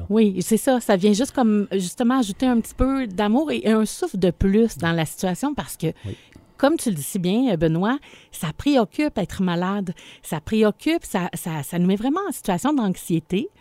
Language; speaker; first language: French; native; French